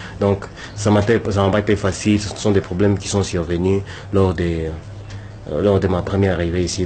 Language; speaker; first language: French; non-native, local second language; Swahili